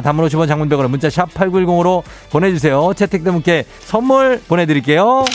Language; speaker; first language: Korean; native; Korean